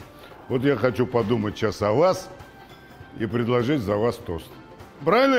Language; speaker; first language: Russian; native; Russian